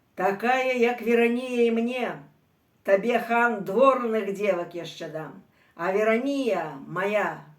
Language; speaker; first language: Belarusian; native; Belarusian